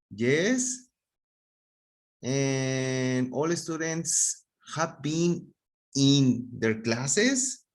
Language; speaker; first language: English; non-native, fluent; Spanish